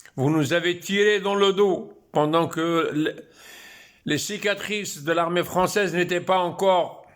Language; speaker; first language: French; non-native, local second language; Arabic